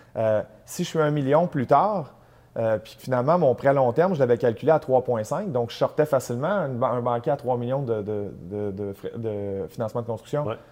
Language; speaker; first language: French; native; French